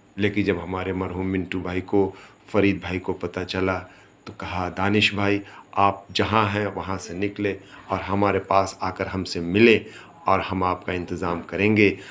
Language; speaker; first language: Urdu; native; Urdu